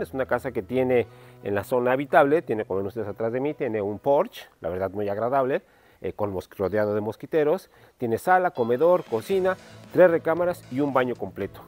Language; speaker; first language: Spanish; native; Spanish